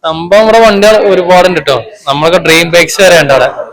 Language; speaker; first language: Malayalam; native; Malayalam